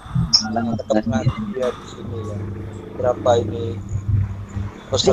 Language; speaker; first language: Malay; non-native, local second language; Javanese